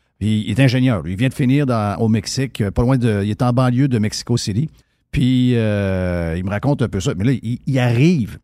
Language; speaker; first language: French; native; French